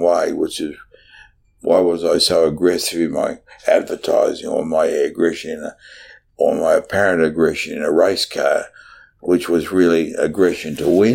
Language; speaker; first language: English; native; English